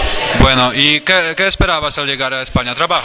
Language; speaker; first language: Spanish; native; Spanish